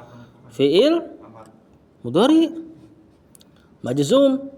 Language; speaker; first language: Arabic; non-native, fluent; Indonesian